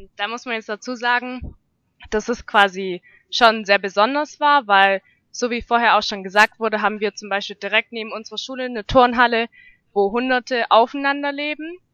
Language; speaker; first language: German; native; German